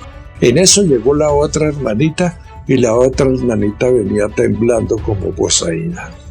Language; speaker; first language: Spanish; native; Spanish